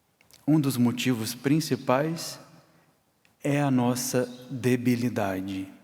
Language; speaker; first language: Portuguese; native; Portuguese